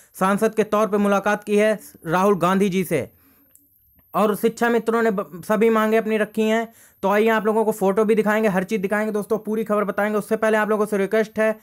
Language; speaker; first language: Hindi; native; Hindi